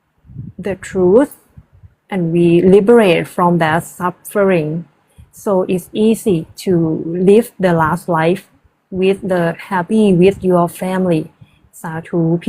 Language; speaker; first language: English; non-native, learner; Thai